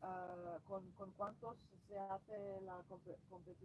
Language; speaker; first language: Spanish; non-native, fluent; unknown